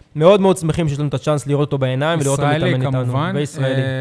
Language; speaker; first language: Hebrew; native; Hebrew